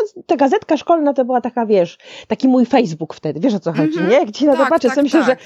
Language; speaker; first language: Polish; native; Polish